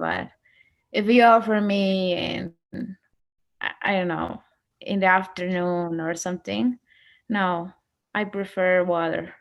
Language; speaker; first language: English; non-native, learner; Spanish